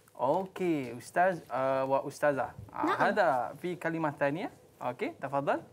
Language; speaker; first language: Arabic; non-native, learner; Malay